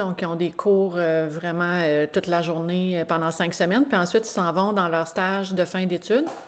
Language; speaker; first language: French; native; French